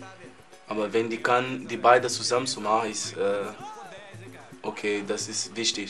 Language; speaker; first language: German; non-native, learner; Portuguese